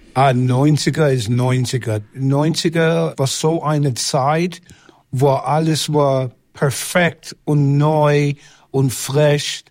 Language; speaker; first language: German; non-native, learner; English